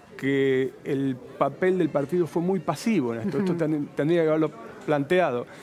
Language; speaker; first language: Spanish; native; Spanish